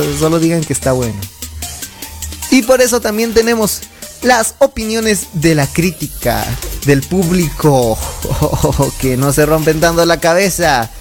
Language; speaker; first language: Spanish; native; Spanish